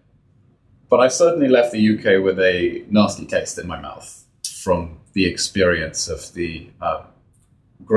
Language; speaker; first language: English; native; English